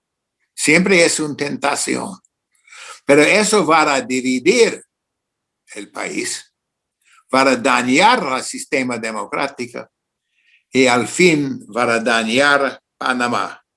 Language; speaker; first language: Spanish; non-native, fluent; English